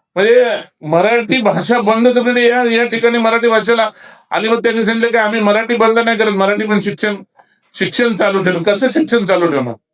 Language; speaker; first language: Marathi; native; Marathi